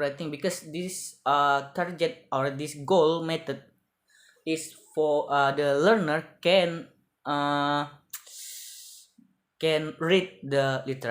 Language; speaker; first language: English; non-native, learner; Indonesian